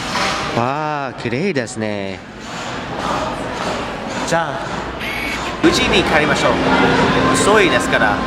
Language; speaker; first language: Japanese; non-native, learner; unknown